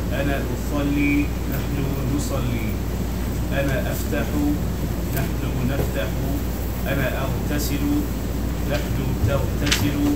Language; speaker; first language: Arabic; non-native, learner; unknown